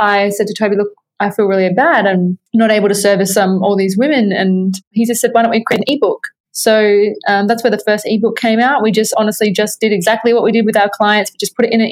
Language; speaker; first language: English; native; English